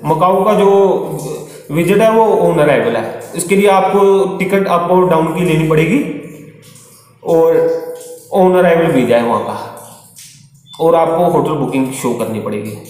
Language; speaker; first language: Hindi; native; Hindi